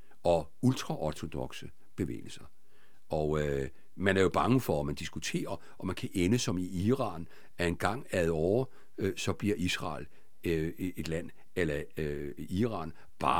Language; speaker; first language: Danish; native; Danish